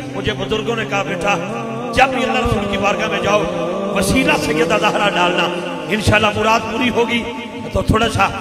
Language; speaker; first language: Urdu; non-native, local second language; Punjabi